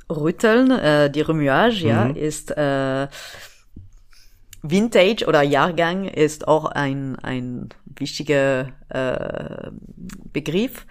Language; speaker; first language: German; non-native, fluent; French